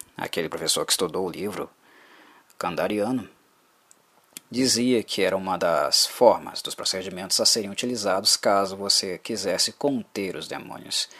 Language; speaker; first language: Portuguese; native; Portuguese